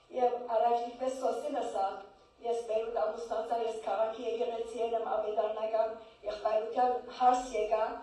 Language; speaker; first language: Armenian; early bilingual, heritage; Armenian